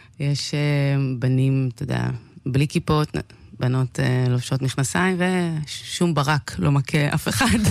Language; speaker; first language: Hebrew; early bilingual, other home language; Amharic